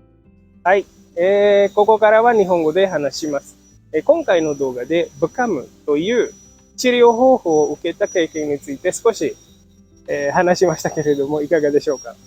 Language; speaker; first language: Japanese; non-native, fluent; Indonesian